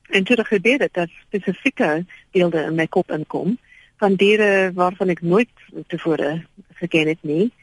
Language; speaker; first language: Afrikaans; non-native, local second language; English